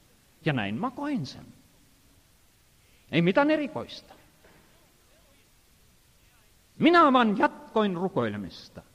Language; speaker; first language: Finnish; non-native, fluent; Estonian